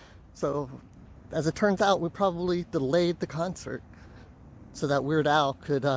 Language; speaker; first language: English; native; English